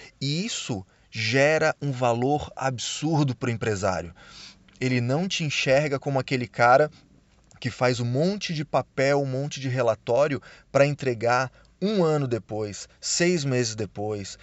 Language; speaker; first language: Portuguese; native; Portuguese